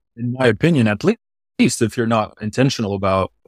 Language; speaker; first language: English; non-native, fluent; German